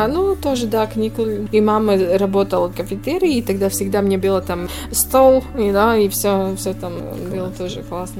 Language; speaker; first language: Russian; non-native, local second language; Latvian